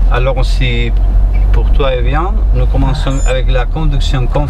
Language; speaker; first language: French; non-native, learner; Spanish